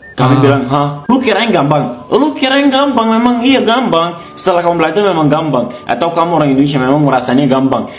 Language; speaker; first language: Indonesian; non-native, fluent; Arabic